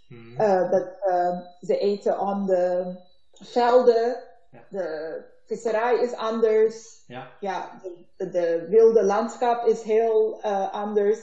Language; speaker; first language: Dutch; non-native, learner; Turkish